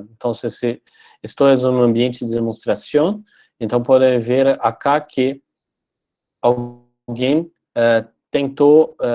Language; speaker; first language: Spanish; non-native, learner; Portuguese